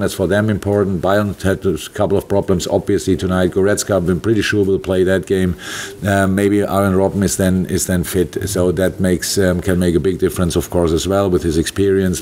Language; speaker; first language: English; non-native, fluent; German